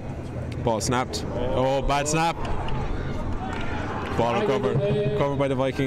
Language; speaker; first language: English; native; English